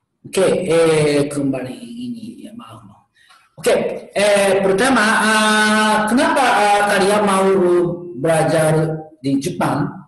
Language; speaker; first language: Indonesian; non-native, learner; Japanese